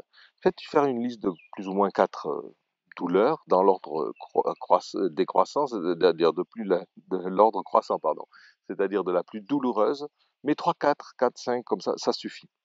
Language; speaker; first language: French; native; French